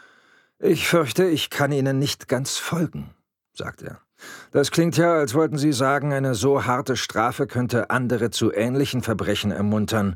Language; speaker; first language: German; native; German